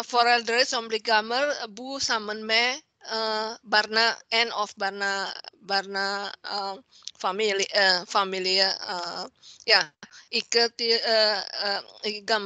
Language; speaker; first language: Norwegian; non-native, learner; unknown